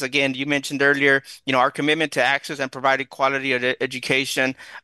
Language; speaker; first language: English; early bilingual, other home language; Spanish